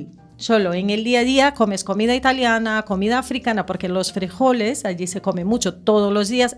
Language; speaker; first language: Spanish; native; Spanish